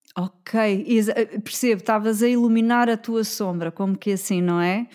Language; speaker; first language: Portuguese; native; Portuguese